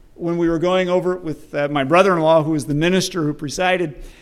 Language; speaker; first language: English; native; English